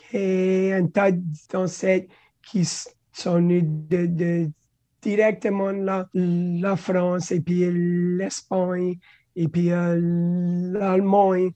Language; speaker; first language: French; non-native, local second language; English